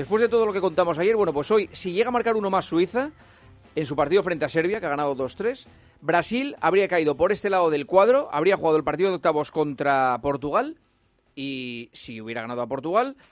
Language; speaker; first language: Spanish; native; Spanish